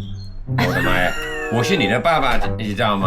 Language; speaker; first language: Chinese; non-native, learner; English